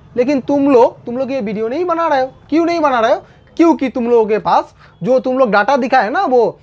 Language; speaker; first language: Hindi; non-native, local second language; Bangla